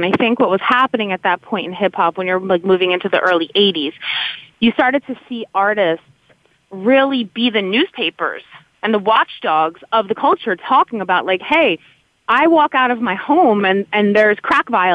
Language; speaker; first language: English; native; English